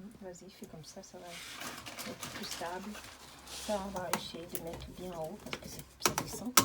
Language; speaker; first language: French; native; French